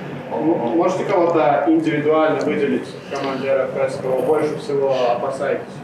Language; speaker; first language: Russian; non-native, learner; Slovak